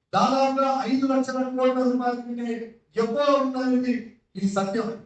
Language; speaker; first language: Telugu; non-native, local second language; Lambadi